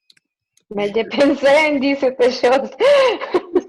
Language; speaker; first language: French; non-native, learner; Spanish